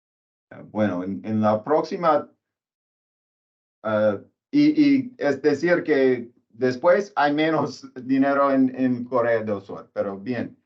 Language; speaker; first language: Spanish; non-native, learner; English